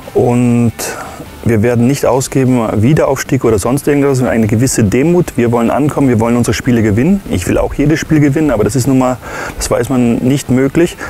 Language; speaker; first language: German; native; German